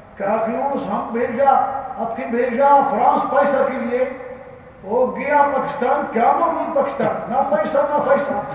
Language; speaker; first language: Urdu; non-native, learner; Arabic